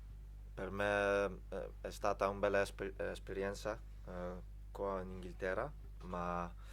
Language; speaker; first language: Italian; non-native, fluent; Dutch